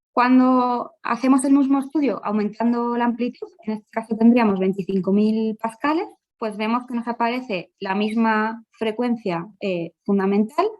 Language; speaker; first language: Spanish; native; Spanish